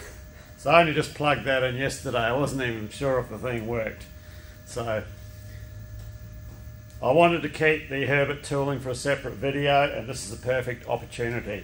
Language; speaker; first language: English; native; English